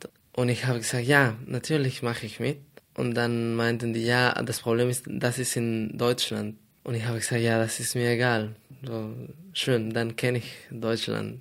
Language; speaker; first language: German; non-native, fluent; Spanish